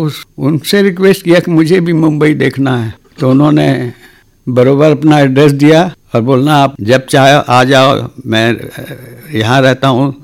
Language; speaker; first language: Hindi; non-native, local second language; Chhattisgarhi